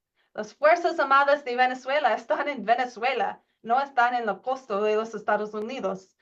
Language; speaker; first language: Spanish; non-native, learner; English